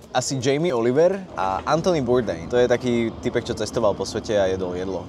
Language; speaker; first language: Slovak; early bilingual, other home language; Arabic